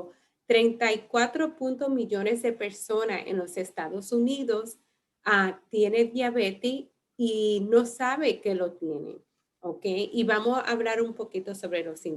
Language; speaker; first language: Spanish; early bilingual, heritage; Spanish